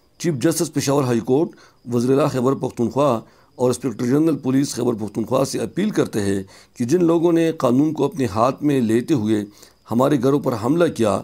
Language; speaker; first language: Urdu; non-native, local second language; Khowar